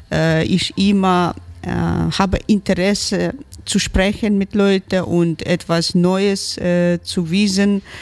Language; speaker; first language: German; non-native, learner; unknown